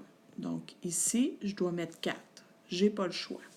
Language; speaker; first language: French; native; French